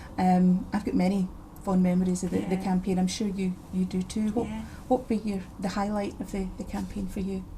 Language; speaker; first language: English; native; English